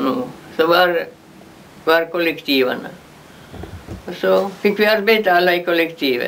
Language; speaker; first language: Swedish; early bilingual, heritage; Swedish